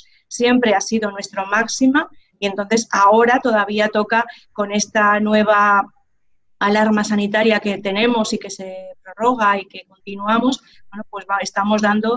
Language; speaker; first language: Spanish; native; Spanish